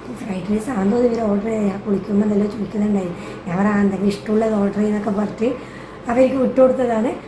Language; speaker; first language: Malayalam; native; Malayalam